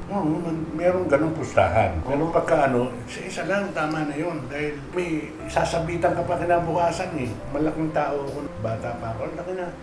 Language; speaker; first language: Filipino; native; Filipino